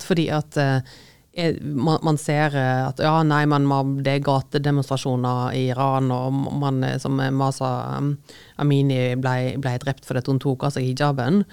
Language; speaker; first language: Norwegian; native; Norwegian